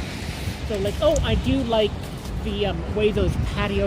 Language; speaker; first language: English; native; English